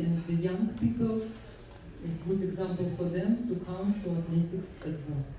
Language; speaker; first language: English; non-native, learner; Russian